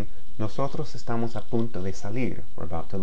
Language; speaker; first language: Spanish; non-native, fluent; English